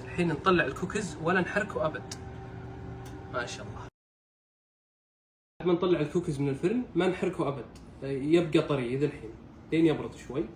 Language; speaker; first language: Arabic; native; Arabic